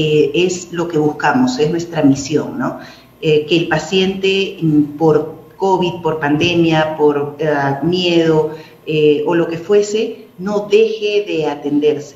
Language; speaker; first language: Spanish; native; Spanish